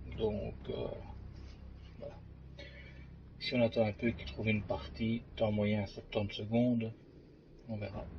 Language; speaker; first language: French; native; French